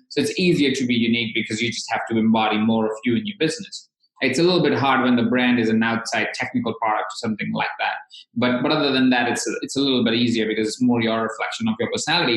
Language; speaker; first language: English; non-native, local second language; Hindi